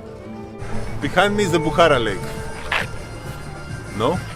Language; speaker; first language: English; non-native, fluent; Greek